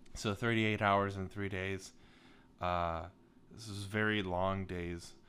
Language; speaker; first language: English; native; English